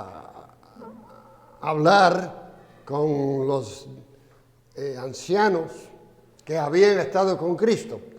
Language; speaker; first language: Spanish; non-native, fluent; English